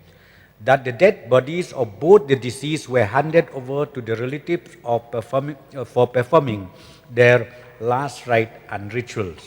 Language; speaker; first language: English; non-native, local second language; Khasi